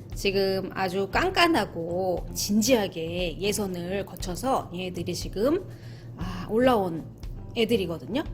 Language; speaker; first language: Korean; native; Korean